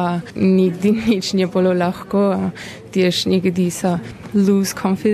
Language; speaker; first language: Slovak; early bilingual, heritage; Slovak